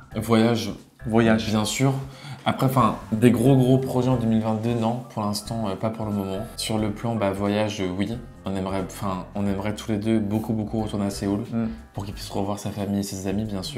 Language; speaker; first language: French; native; French